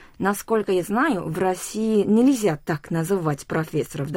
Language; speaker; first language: Russian; non-native, local second language; Korean